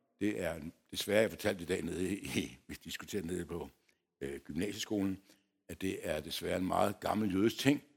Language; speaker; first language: Danish; early bilingual, other home language; Polish